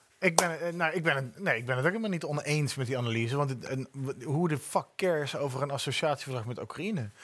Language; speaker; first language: Dutch; native; Dutch